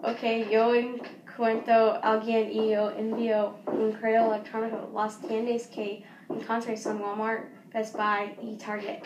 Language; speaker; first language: Spanish; non-native, learner; English